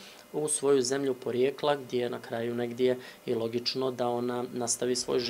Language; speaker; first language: Serbian; native; Serbian